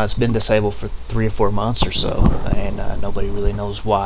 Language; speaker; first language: English; native; English